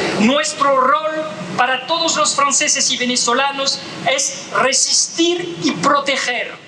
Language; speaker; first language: Spanish; non-native, fluent; French